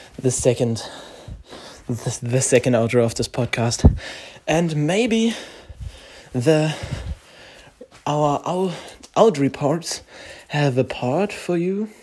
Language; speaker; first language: English; non-native, learner; German